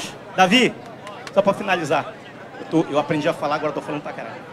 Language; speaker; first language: Portuguese; native; Portuguese